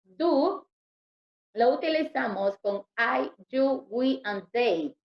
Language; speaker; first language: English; non-native, learner; Spanish